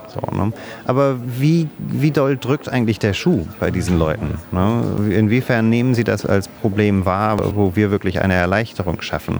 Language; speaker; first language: German; non-native, fluent; English